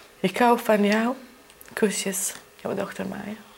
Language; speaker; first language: Dutch; non-native, learner; Bosnian